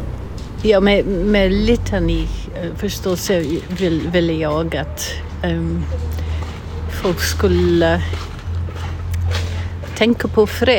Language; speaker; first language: Swedish; non-native, fluent; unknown